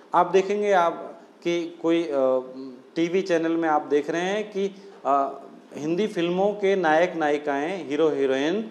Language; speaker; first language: Hindi; non-native, local second language; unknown